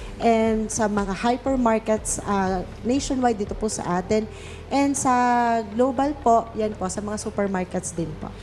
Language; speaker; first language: Filipino; native; Filipino